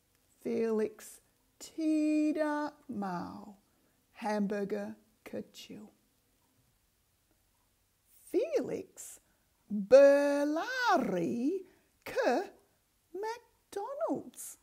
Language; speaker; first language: Indonesian; non-native, fluent; English